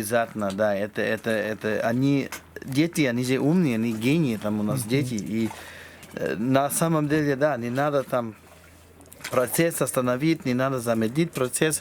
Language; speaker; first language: Russian; non-native, fluent; English